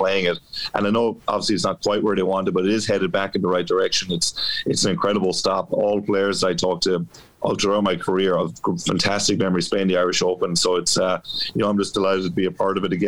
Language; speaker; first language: English; native; English